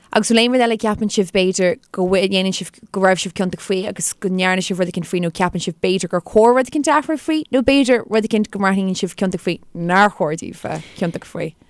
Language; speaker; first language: Irish; non-native, local second language; English